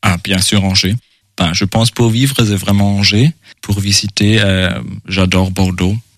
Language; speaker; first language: French; non-native, fluent; German